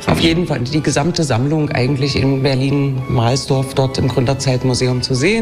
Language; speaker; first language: German; native; German